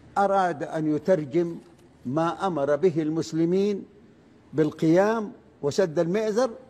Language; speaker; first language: Arabic; non-native, fluent; Wolof